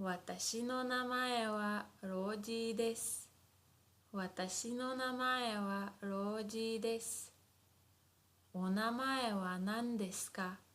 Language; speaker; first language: Japanese; non-native, fluent; English